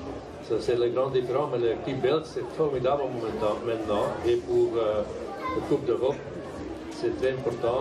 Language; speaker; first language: French; non-native, local second language; Dutch